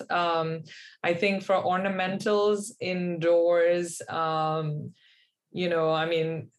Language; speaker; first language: English; non-native, local second language; Hindi